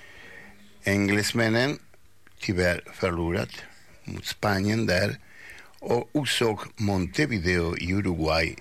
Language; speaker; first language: Swedish; non-native, fluent; Spanish